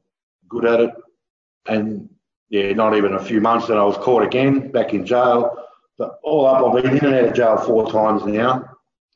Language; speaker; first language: English; native; English